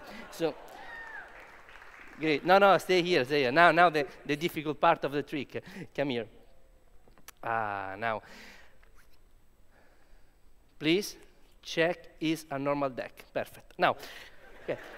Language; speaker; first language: English; non-native, learner; Italian